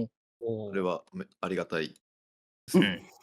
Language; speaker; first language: Japanese; native; Japanese